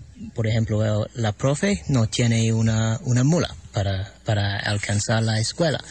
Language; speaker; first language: Spanish; non-native, fluent; English